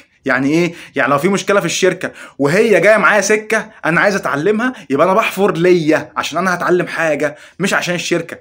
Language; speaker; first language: Arabic; native; Arabic